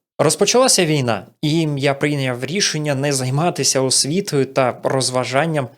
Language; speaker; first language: Ukrainian; non-native, local second language; Russian